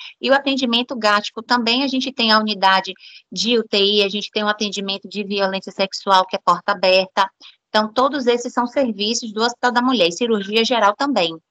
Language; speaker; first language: Portuguese; native; Portuguese